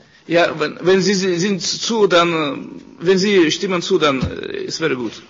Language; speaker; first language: German; non-native, fluent; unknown